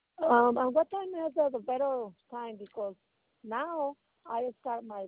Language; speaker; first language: English; non-native, learner; Spanish